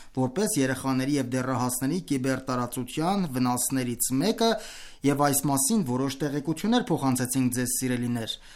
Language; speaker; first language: Armenian; native; Armenian